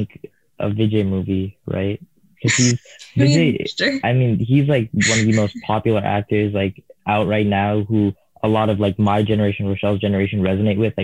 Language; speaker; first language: English; non-native, fluent; Tamil